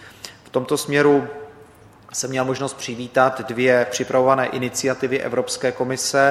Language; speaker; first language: Czech; native; Czech